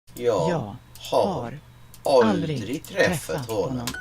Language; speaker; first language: Swedish; non-native, learner; English